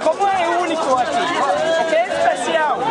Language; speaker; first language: Portuguese; non-native, fluent; English